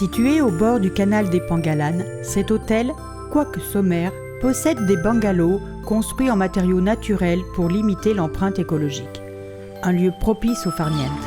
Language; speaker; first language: French; native; French